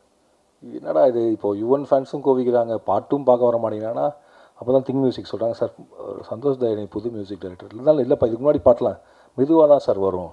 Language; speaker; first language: Tamil; native; Tamil